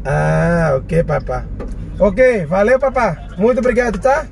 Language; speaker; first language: Portuguese; non-native, learner; Indonesian